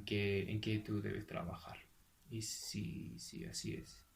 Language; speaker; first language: Spanish; non-native, fluent; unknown